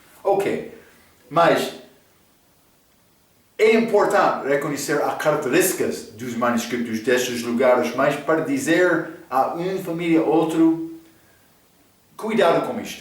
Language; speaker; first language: Portuguese; non-native, fluent; English